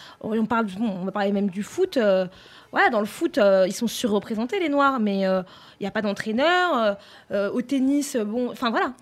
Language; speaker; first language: French; native; French